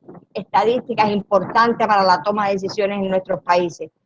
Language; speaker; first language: Spanish; native; Spanish